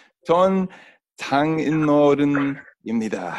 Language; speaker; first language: Korean; non-native, learner; English